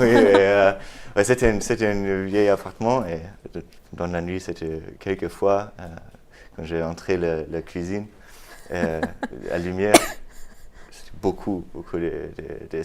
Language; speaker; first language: French; non-native, fluent; German